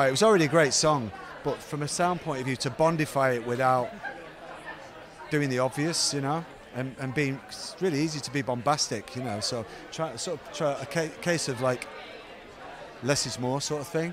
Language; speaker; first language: English; native; English